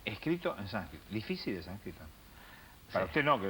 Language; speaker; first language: Spanish; native; Spanish